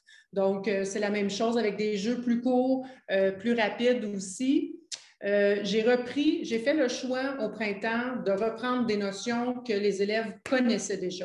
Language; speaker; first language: French; native; French